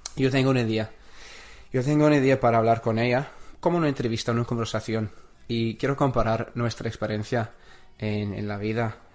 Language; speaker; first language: Spanish; non-native, learner; English